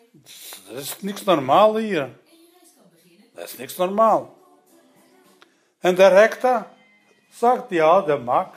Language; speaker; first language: Dutch; non-native, learner; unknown